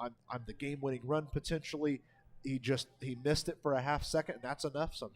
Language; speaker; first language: English; native; English